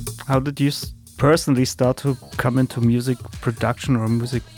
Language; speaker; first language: English; non-native, fluent; German